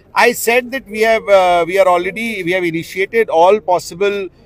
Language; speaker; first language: English; non-native, local second language; Marathi